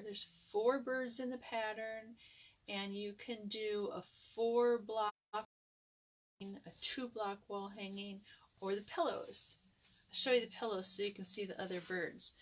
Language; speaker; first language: English; native; English